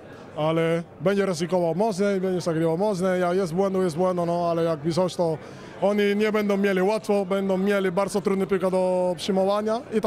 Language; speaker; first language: Polish; non-native, fluent; Spanish